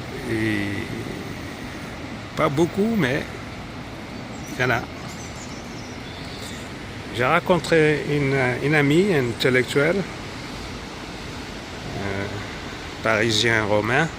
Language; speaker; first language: French; non-native, fluent; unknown